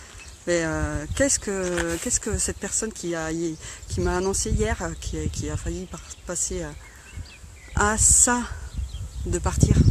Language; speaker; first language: French; native; French